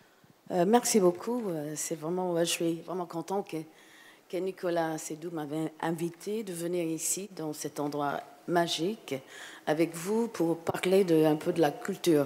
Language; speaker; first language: French; non-native, fluent; English